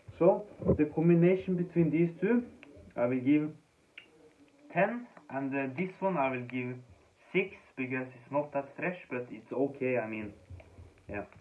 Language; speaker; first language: English; non-native, fluent; Danish